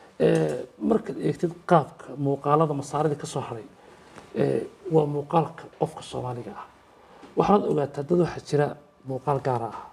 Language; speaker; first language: Somali; native; Somali